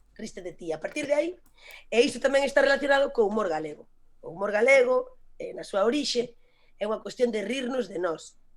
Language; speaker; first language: Galician; native; Galician